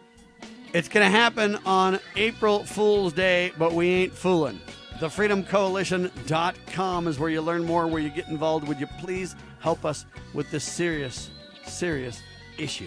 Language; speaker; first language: English; native; English